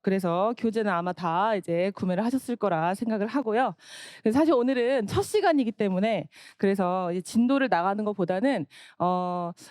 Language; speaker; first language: Korean; native; Korean